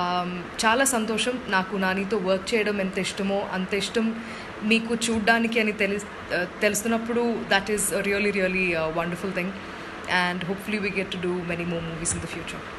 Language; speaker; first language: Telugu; non-native, fluent; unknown